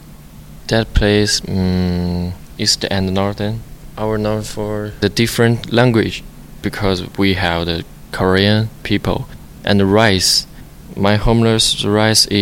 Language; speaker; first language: English; non-native, learner; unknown